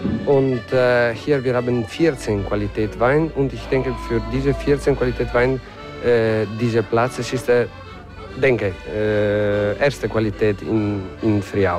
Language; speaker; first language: German; non-native, learner; Italian